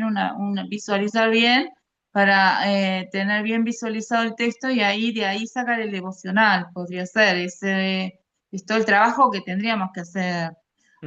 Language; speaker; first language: Spanish; native; Spanish